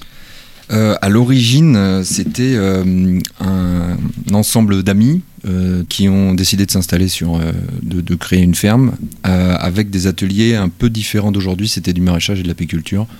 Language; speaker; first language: French; native; French